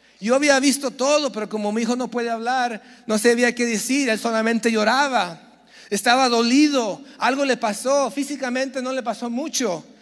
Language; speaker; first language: Spanish; early bilingual, heritage; Spanish